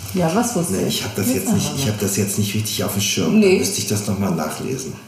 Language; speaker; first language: German; native; German